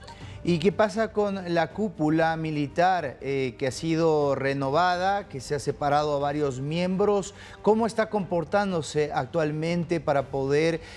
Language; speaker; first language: Spanish; native; Spanish